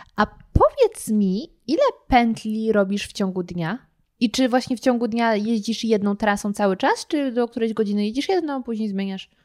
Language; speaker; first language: Polish; native; Polish